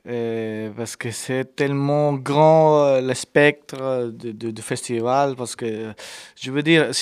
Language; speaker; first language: French; non-native, fluent; Spanish